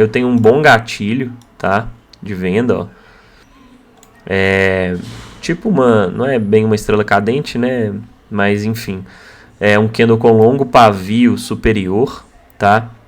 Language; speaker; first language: Portuguese; native; Portuguese